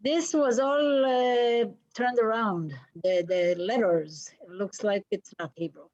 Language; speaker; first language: English; non-native, fluent; Hebrew